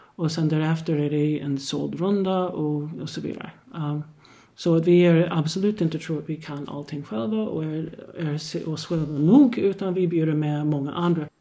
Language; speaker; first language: Swedish; non-native, fluent; English